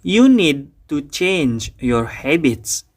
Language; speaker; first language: English; non-native, fluent; Indonesian